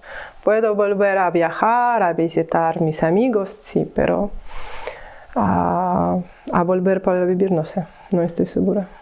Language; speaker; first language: Spanish; non-native, learner; Ukrainian